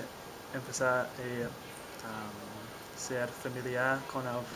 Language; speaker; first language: Spanish; non-native, learner; English